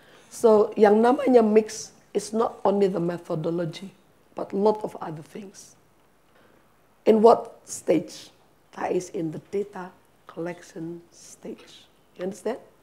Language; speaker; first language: English; non-native, fluent; Indonesian